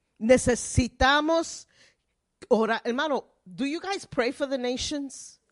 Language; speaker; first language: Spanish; early bilingual, heritage; Spanish